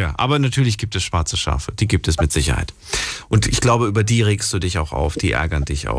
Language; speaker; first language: German; native; German